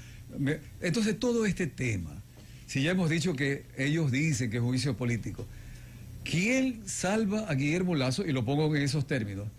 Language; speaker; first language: Spanish; native; Spanish